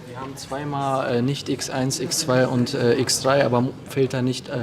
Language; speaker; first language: German; native; German